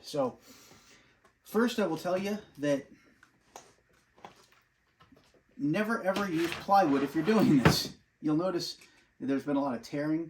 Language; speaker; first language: English; native; English